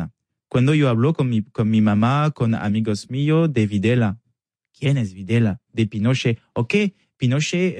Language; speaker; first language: Spanish; non-native, learner; French